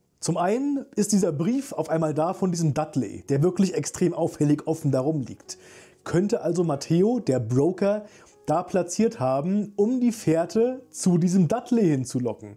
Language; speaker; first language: German; native; German